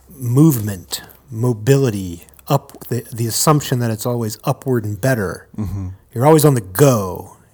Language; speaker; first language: English; native; English